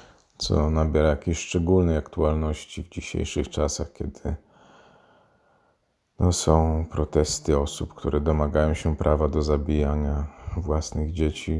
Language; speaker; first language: Polish; native; Polish